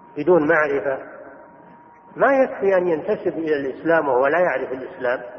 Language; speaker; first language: Arabic; native; Arabic